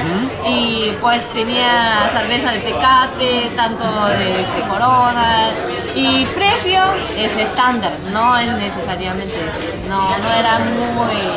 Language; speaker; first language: Spanish; non-native, fluent; Japanese